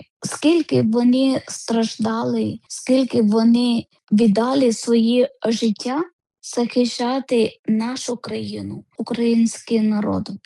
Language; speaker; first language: Ukrainian; non-native, learner; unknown